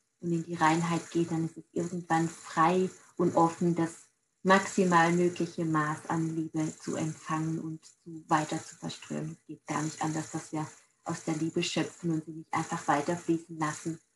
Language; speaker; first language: German; native; German